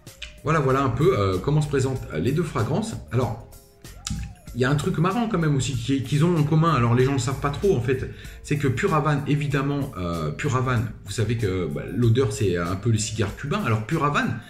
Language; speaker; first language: French; native; French